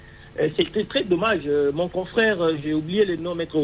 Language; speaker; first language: French; non-native, local second language; Swahili